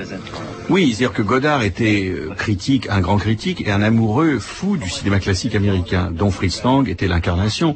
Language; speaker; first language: French; native; French